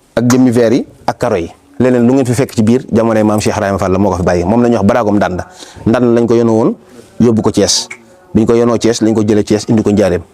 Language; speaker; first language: Wolof; native; Wolof